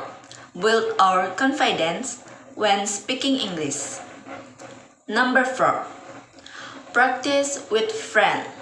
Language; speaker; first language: English; non-native, learner; Indonesian